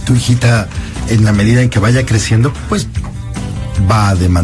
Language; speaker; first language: Spanish; native; Spanish